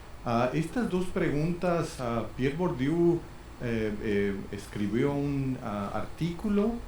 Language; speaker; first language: Portuguese; non-native, learner; Spanish